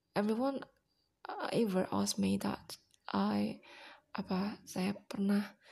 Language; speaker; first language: English; non-native, learner; Indonesian